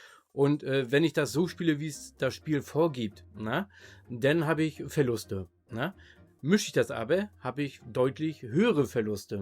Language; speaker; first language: German; native; German